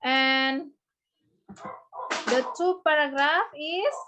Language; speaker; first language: English; non-native, learner; Indonesian